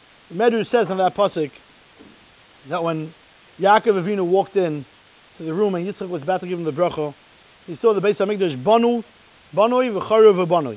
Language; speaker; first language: English; native; English